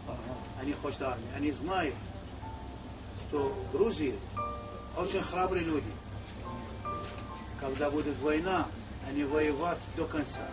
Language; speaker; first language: Russian; non-native, learner; Arabic